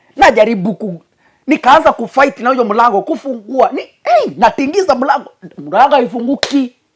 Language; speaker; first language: Swahili; non-native, local second language; Gusii